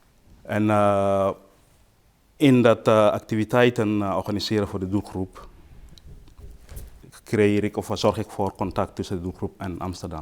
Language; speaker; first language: Dutch; non-native, fluent; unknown